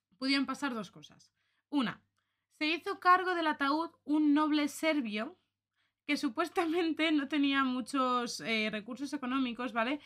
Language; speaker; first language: Spanish; native; Spanish